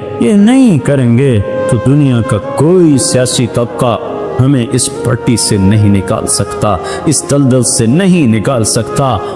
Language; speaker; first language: Urdu; non-native, local second language; Punjabi